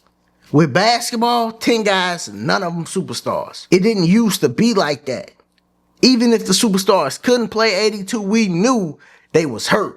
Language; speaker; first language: English; native; English